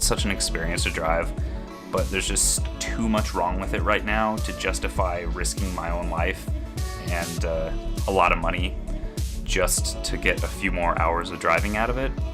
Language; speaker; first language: English; native; English